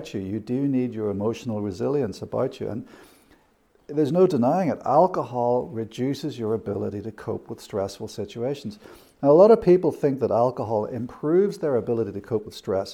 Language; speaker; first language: English; native; English